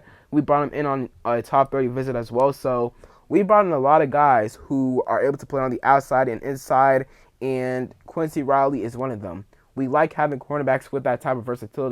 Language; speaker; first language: English; native; English